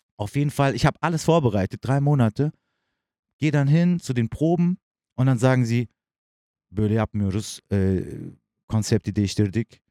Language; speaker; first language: German; early bilingual, other home language; Turkish